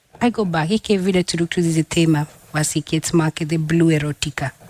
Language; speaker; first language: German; non-native, fluent; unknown